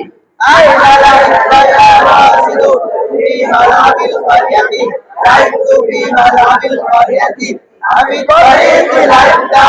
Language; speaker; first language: Arabic; non-native, learner; Bangla